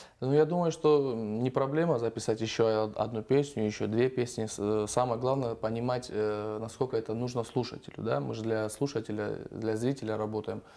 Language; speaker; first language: Russian; non-native, local second language; Armenian